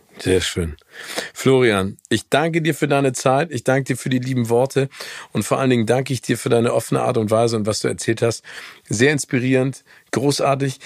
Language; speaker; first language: German; native; German